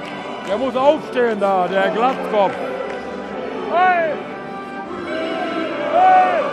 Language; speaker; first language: German; native; German